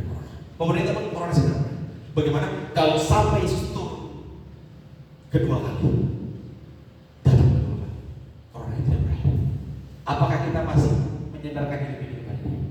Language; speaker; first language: Indonesian; native; Indonesian